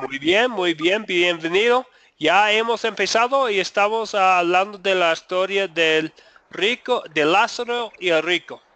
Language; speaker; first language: Spanish; non-native, fluent; English